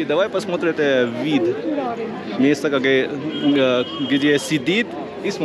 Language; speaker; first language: Russian; non-native, learner; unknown